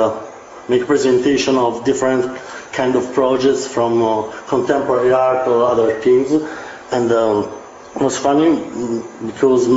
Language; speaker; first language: English; non-native, learner; Italian